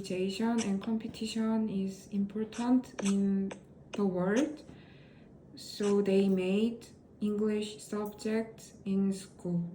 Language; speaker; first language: English; non-native, learner; Korean